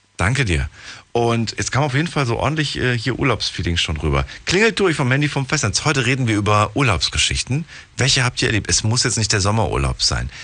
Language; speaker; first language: German; native; German